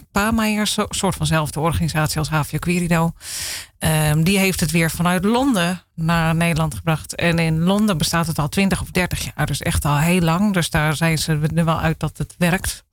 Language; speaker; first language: Dutch; native; Dutch